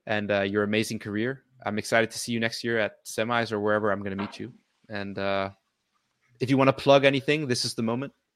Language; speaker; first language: English; non-native, fluent; Danish